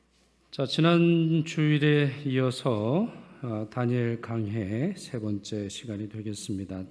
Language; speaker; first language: Korean; native; Korean